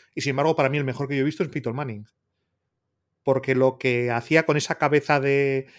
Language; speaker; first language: Spanish; native; Spanish